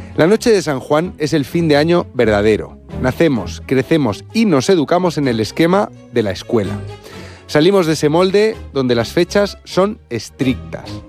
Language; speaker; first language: Spanish; native; Spanish